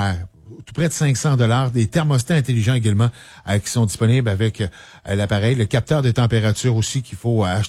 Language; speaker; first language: French; native; French